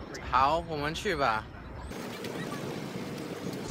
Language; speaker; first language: Chinese; non-native, learner; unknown